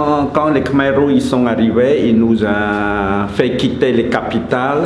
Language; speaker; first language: French; non-native, fluent; Khmer